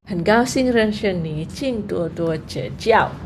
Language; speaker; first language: Chinese; non-native, fluent; Indonesian